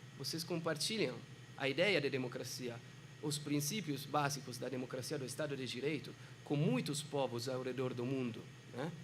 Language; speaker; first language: Portuguese; non-native, fluent; Italian